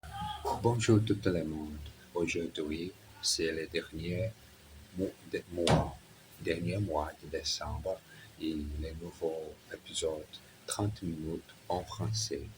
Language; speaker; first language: French; non-native, learner; Portuguese